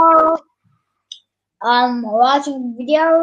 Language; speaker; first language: English; non-native, learner; Turkish